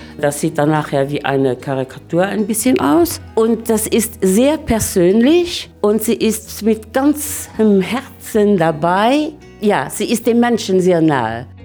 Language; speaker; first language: German; non-native, local second language; Luxembourgish